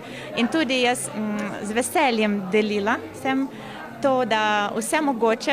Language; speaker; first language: Slovenian; non-native, fluent; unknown